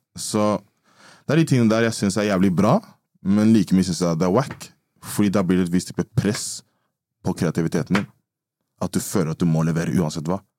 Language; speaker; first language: Norwegian; early bilingual, other home language; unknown